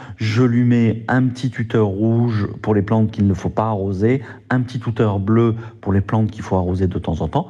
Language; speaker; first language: French; native; French